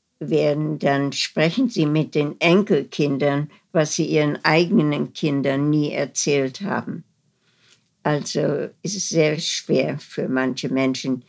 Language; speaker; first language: German; early bilingual, heritage; German